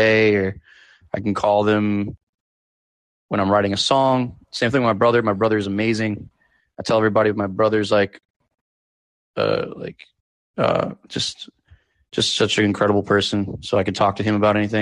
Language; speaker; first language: English; native; English